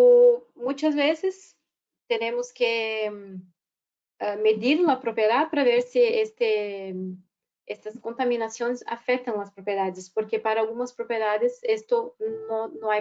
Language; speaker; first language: Spanish; non-native, fluent; Portuguese